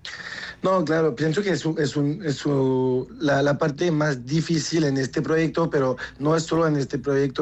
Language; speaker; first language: Spanish; non-native, learner; French